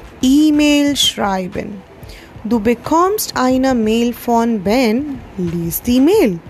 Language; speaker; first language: German; non-native, fluent; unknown